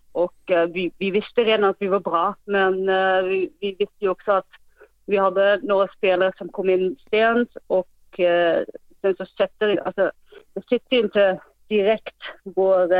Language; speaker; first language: Swedish; non-native, fluent; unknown